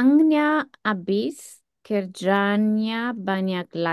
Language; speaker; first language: Indonesian; non-native, learner; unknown